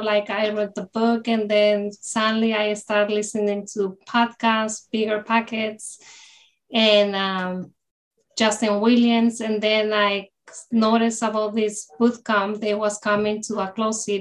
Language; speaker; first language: English; early bilingual, other home language; Spanish